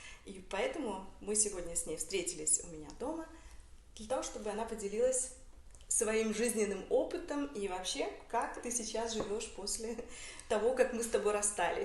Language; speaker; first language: Russian; native; Russian